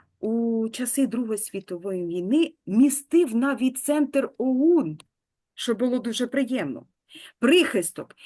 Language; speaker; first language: Ukrainian; native; Ukrainian